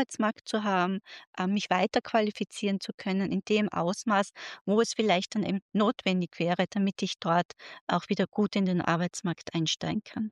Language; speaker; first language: German; native; German